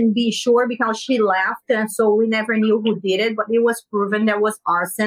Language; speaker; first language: English; non-native, fluent; Portuguese